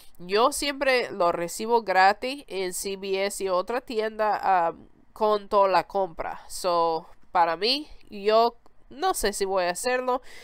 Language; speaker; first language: Spanish; early bilingual, heritage; Spanish